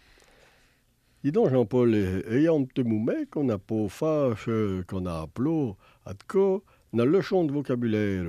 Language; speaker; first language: French; native; French